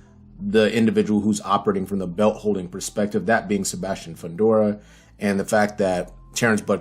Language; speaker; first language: English; native; English